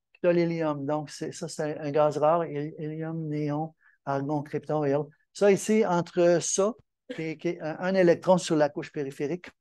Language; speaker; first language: French; native; French